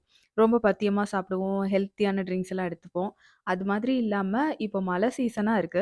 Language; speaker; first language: Tamil; native; Tamil